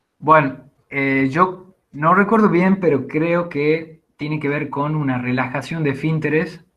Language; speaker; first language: Spanish; native; Spanish